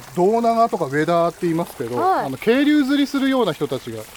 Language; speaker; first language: Japanese; native; Japanese